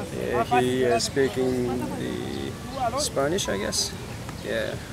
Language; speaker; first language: English; non-native, learner; Japanese